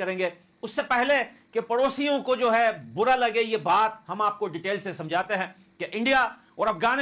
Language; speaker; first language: Hindi; native; Hindi